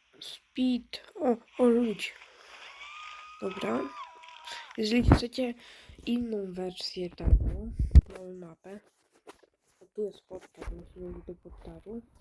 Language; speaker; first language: Polish; early bilingual, other home language; Ukrainian